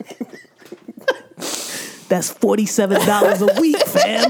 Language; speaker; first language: English; native; English